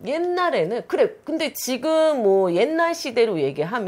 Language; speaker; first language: Korean; native; Korean